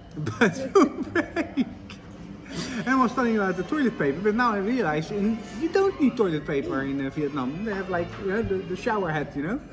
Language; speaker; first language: English; non-native, fluent; Dutch